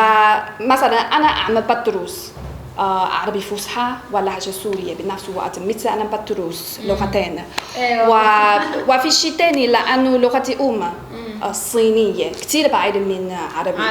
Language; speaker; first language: Arabic; non-native, fluent; Chinese